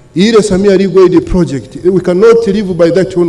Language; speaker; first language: English; non-native, local second language; Swahili